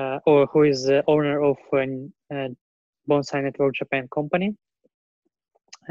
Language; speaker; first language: English; non-native, learner; Russian